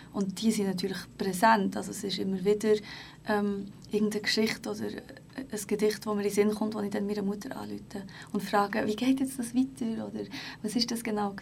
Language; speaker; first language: German; early bilingual, other home language; Turkish